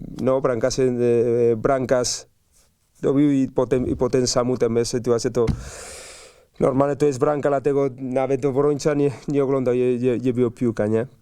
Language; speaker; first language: Polish; non-native, learner; Spanish